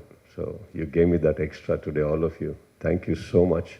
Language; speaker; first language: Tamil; non-native, learner; Kannada